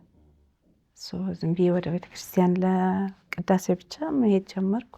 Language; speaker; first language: Amharic; early bilingual, heritage; Amharic